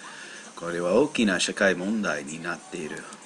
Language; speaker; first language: Japanese; non-native, learner; English